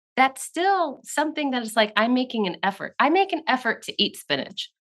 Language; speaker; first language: English; native; English